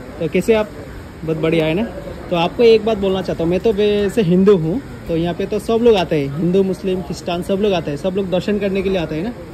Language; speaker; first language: Hindi; non-native, local second language; Assamese